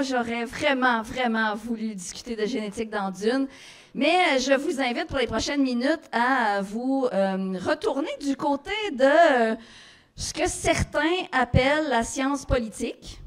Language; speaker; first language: French; native; French